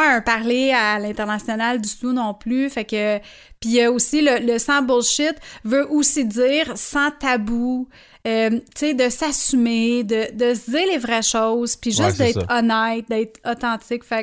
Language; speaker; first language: French; native; French